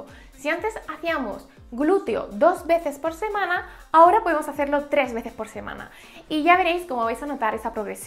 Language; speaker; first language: Spanish; native; Spanish